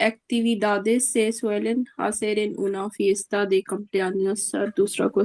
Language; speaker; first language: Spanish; non-native, learner; Urdu